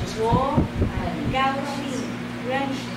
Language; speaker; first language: Chinese; non-native, learner; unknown